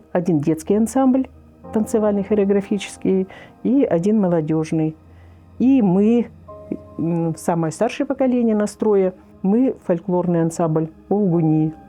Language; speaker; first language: Russian; native; Russian